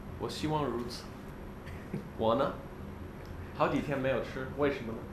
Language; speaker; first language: Chinese; non-native, learner; English